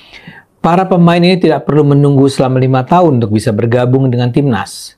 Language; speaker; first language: Indonesian; native; Indonesian